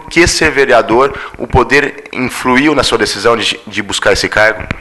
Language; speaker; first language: Portuguese; native; Portuguese